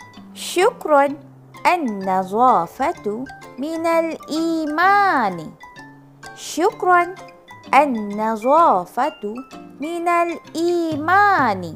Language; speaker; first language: Arabic; non-native, fluent; Malay